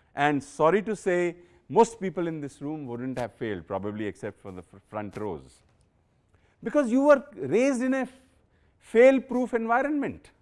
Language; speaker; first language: English; non-native, local second language; Punjabi